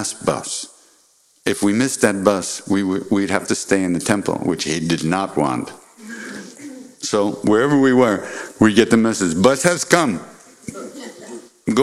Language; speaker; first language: English; native; English